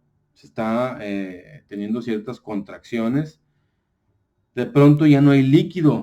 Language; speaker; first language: Spanish; native; Spanish